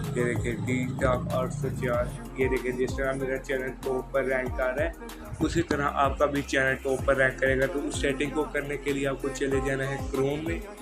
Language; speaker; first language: Urdu; non-native, local second language; Punjabi